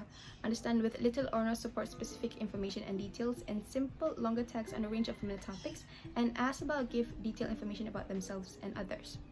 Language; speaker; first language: English; non-native, local second language; Malay